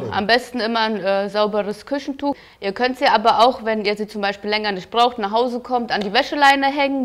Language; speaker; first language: German; native; German